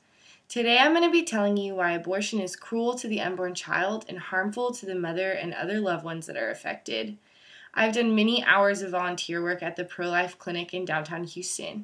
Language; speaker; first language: English; native; English